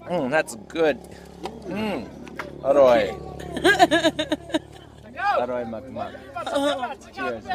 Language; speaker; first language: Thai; non-native, learner; English